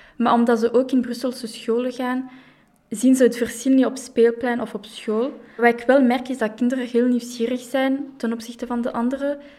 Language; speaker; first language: Dutch; non-native, local second language; French